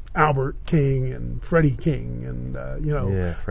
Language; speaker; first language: English; native; English